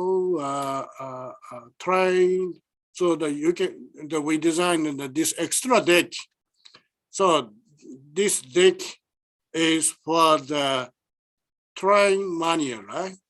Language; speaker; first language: English; non-native, learner; Japanese